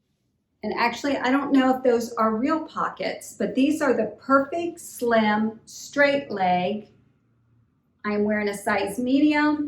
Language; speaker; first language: English; native; English